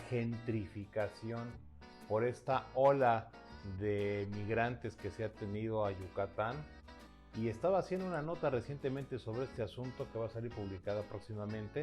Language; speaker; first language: Spanish; native; Spanish